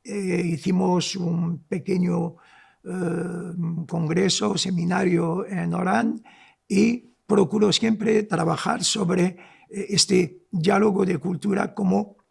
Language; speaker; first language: Spanish; non-native, local second language; Arabic